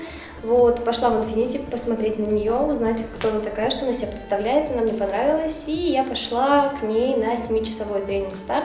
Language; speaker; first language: Russian; native; Russian